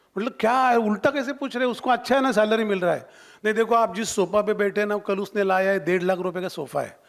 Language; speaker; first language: Hindi; non-native, local second language; Marathi